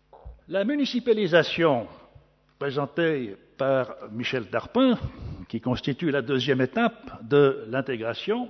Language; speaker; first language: French; native; French